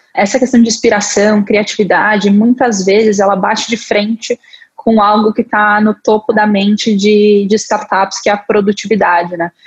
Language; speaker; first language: Portuguese; native; Portuguese